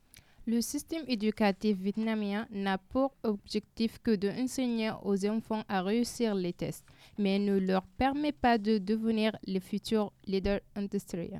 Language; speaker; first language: French; non-native, learner; Arabic